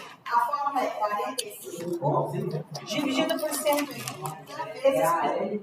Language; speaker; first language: Portuguese; native; Portuguese